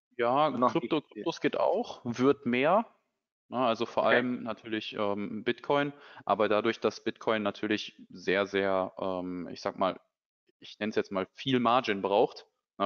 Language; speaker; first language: German; native; German